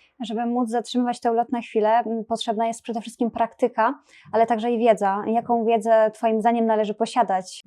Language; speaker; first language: Polish; native; Polish